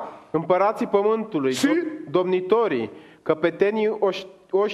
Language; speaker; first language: Romanian; native; Romanian